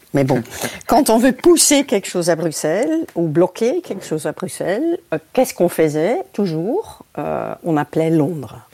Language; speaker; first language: French; non-native, fluent; Dutch